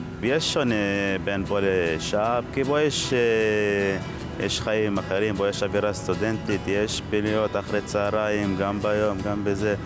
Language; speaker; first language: Hebrew; non-native, local second language; Arabic